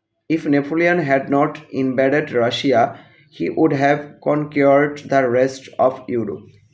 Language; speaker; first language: English; non-native, local second language; Bangla